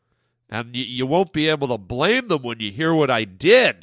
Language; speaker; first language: English; native; English